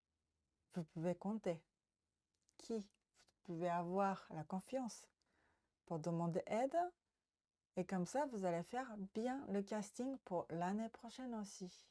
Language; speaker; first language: French; non-native, learner; Japanese